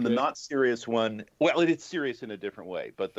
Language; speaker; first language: English; native; English